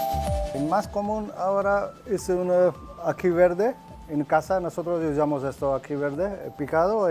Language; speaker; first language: Spanish; non-native, learner; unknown